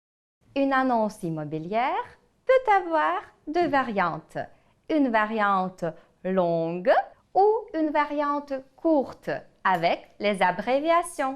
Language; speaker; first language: French; non-native, fluent; Ukrainian